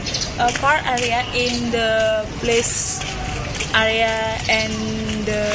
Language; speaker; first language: English; non-native, learner; Indonesian